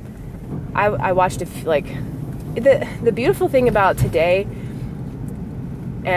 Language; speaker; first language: English; native; English